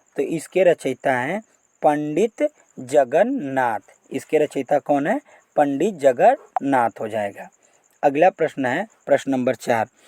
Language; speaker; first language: Hindi; native; Hindi